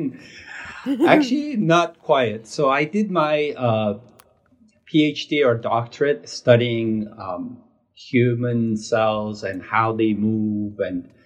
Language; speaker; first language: English; non-native, fluent; Mongolian